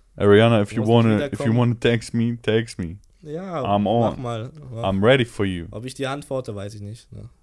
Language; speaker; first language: German; early bilingual, other home language; Polish